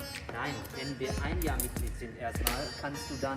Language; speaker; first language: German; native; German